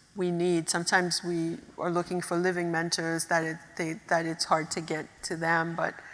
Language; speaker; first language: English; early bilingual, other home language; Haitian Creole